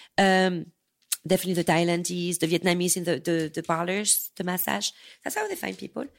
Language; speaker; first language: English; non-native, fluent; French